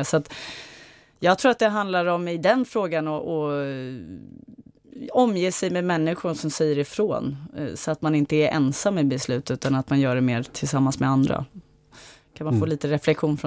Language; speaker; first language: Swedish; native; Swedish